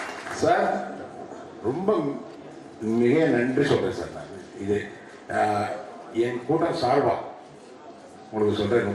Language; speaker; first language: Tamil; native; Tamil